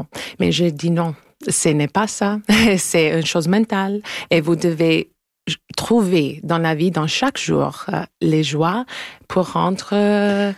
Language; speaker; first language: French; non-native, local second language; English